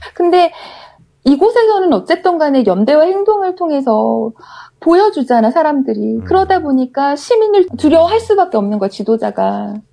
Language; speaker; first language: Korean; native; Korean